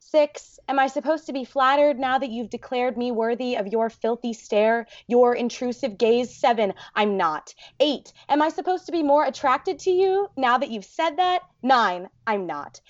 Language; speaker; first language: English; early bilingual, other home language; Arabic